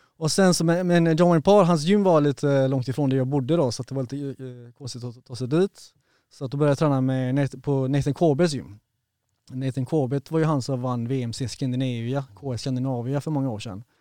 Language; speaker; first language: Swedish; native; Swedish